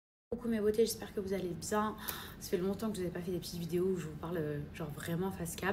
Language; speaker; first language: French; native; French